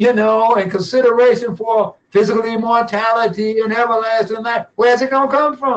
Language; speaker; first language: English; native; English